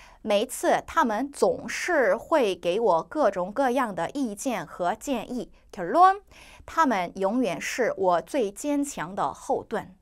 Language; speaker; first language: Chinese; non-native, fluent; Korean